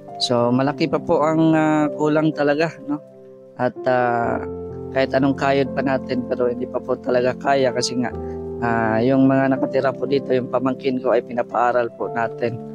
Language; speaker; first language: Filipino; non-native, local second language; Cebuano